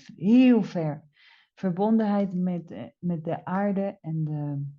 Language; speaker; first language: Dutch; non-native, fluent; Spanish